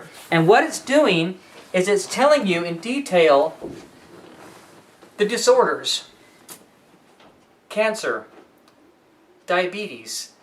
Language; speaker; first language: English; native; English